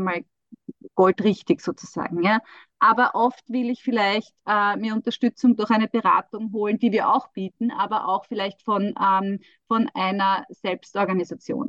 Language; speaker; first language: German; native; German